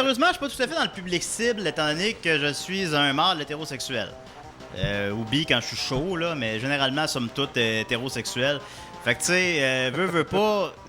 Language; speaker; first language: French; native; French